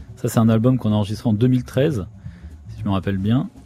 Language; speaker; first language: French; native; French